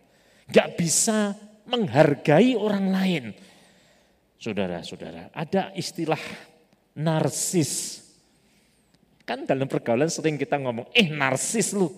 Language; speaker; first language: Indonesian; native; Indonesian